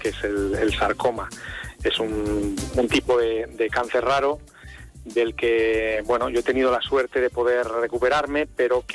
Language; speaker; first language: Spanish; native; Spanish